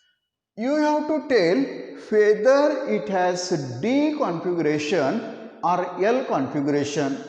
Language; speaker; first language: English; non-native, local second language; Marathi